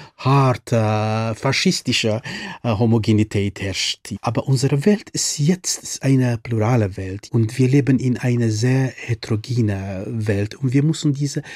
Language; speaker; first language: German; non-native, fluent; Arabic